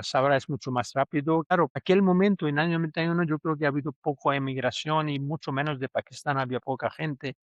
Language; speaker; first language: Spanish; non-native, fluent; Urdu